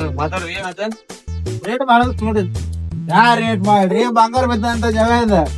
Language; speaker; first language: Kannada; native; Kannada